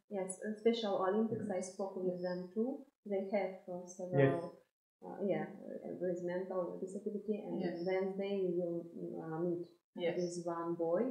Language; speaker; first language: English; non-native, fluent; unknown